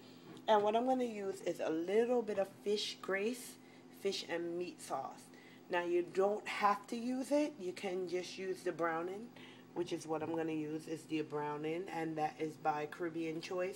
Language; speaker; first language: English; native; English